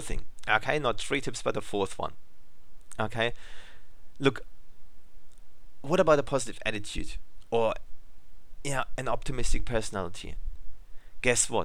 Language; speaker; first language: English; non-native, fluent; German